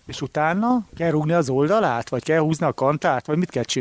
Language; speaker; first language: Hungarian; native; Hungarian